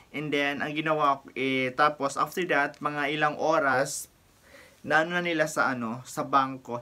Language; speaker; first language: Filipino; native; Filipino